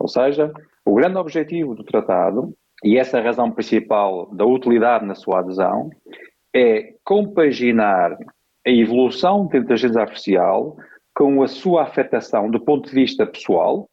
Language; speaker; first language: Portuguese; native; Portuguese